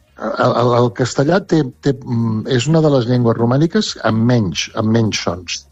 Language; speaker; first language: Catalan; native; Catalan